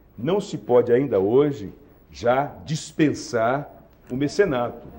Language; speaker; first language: Portuguese; native; Portuguese